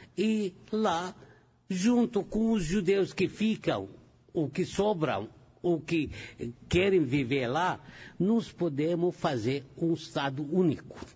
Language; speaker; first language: Portuguese; non-native, fluent; Arabic